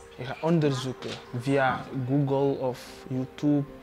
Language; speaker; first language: Dutch; non-native, learner; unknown